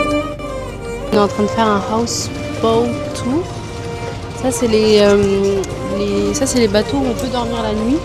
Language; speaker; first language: French; native; French